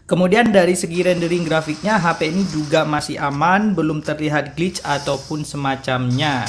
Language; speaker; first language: Indonesian; native; Indonesian